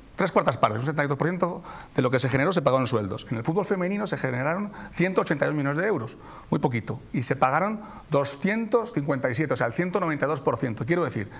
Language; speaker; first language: Spanish; native; Spanish